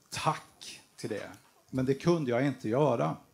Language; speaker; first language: Swedish; native; Swedish